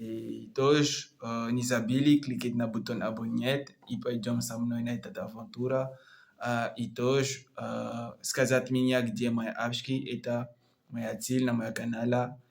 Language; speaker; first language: Russian; non-native, learner; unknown